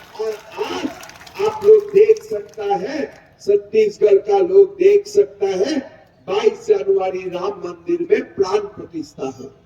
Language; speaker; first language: Hindi; non-native, local second language; Assamese